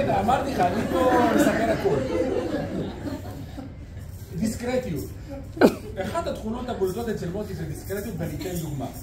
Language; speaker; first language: Hebrew; native; Hebrew